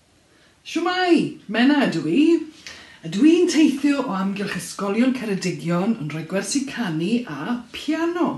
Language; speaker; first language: Welsh; native; Welsh